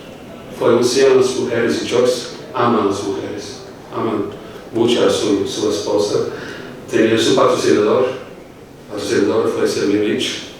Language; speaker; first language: Spanish; non-native, fluent; English